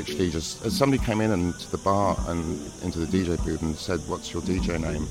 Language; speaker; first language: English; native; English